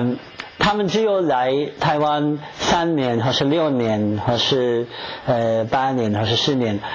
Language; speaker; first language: Chinese; non-native, fluent; English